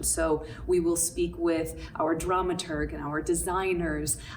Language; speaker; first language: English; native; English